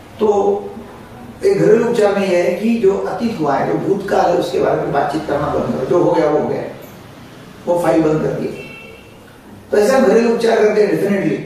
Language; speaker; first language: Hindi; non-native, local second language; Marathi